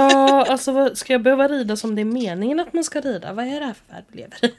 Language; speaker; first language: Swedish; native; Swedish